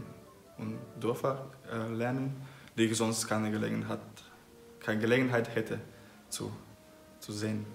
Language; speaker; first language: German; non-native, fluent; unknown